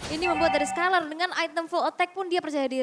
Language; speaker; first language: Indonesian; native; Indonesian